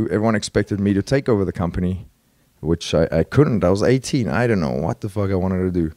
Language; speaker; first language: English; native; English